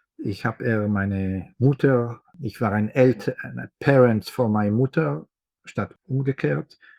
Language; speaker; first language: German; non-native, fluent; Hebrew